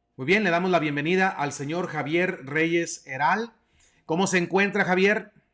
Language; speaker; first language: Spanish; native; Spanish